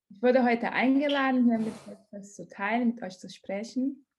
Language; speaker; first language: German; non-native, learner; Portuguese